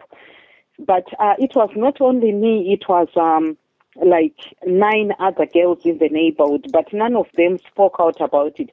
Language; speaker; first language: English; non-native, local second language; Shona